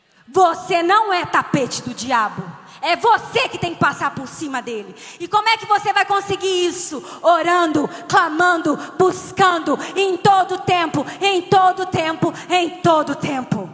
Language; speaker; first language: Portuguese; native; Portuguese